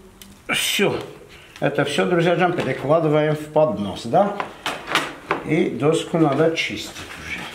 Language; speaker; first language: Russian; non-native, fluent; Armenian